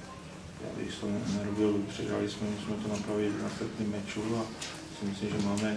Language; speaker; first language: Polish; non-native, learner; Czech